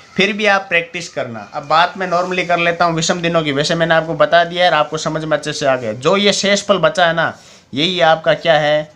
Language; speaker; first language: Hindi; native; Hindi